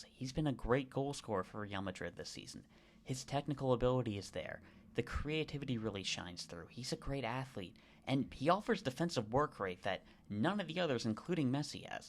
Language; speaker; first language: English; native; English